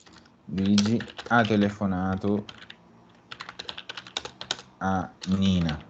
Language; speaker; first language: Italian; non-native, fluent; Spanish